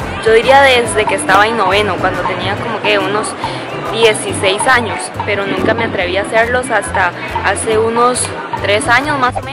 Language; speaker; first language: Spanish; early bilingual, other home language; Cantonese